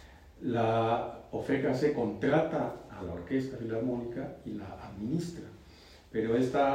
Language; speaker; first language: Spanish; native; Spanish